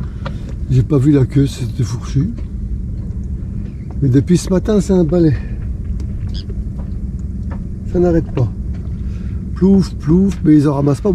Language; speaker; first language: French; native; French